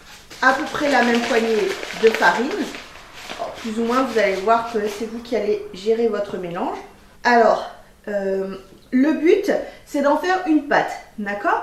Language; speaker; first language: French; native; French